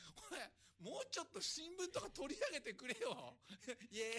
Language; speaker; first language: Japanese; native; Japanese